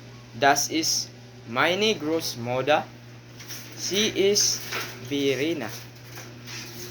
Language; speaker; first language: German; non-native, learner; Cebuano